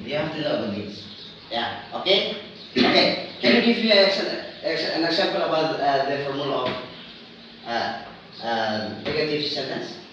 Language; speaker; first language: English; non-native, learner; Indonesian